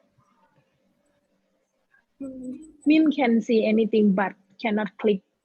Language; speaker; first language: English; non-native, learner; Thai